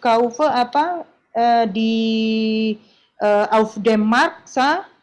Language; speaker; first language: German; non-native, fluent; Indonesian